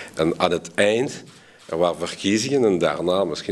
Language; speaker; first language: Dutch; non-native, local second language; French